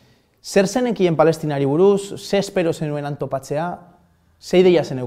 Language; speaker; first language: Basque; native; Basque